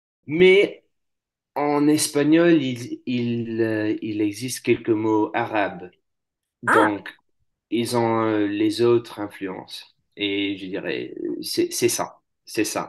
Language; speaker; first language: French; non-native, fluent; English